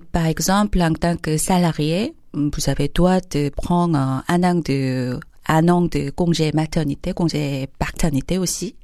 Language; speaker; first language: French; non-native, fluent; Korean